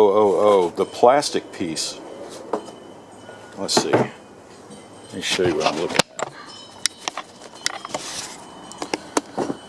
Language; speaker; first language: English; native; English